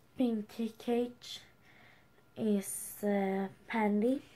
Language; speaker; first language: English; non-native, learner; Swedish